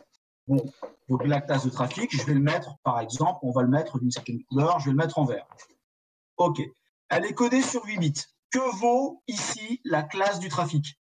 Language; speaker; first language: French; native; French